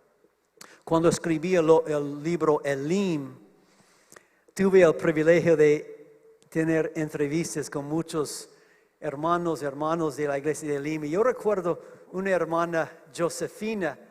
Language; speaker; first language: Spanish; non-native, fluent; English